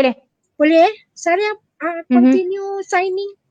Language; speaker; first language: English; non-native, local second language; Malay